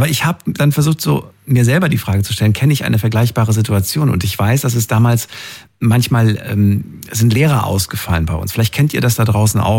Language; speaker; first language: German; native; German